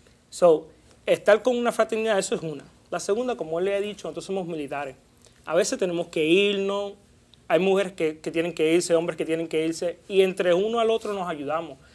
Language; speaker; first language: Spanish; early bilingual, heritage; Spanish